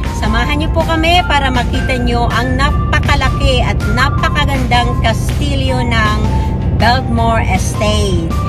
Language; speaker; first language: Filipino; non-native, local second language; Hiligaynon